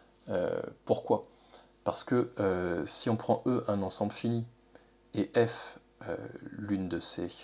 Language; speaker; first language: French; native; French